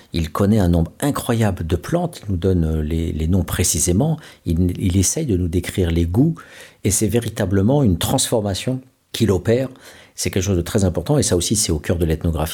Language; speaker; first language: French; native; French